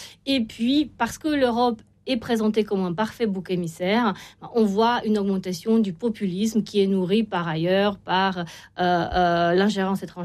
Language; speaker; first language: French; non-native, fluent; Romanian